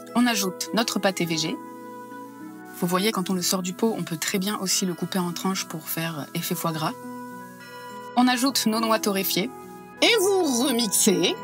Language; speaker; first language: French; native; French